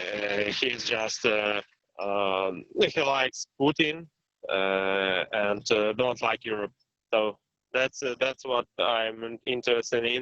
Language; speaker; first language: English; non-native, learner; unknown